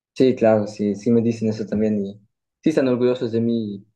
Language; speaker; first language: Spanish; early bilingual, heritage; German